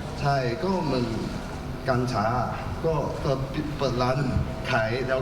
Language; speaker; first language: Thai; non-native, learner; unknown